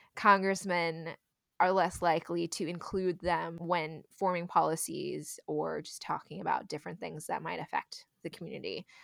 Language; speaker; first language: English; native; English